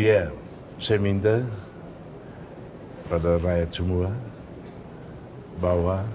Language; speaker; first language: Indonesian; non-native, fluent; Tetum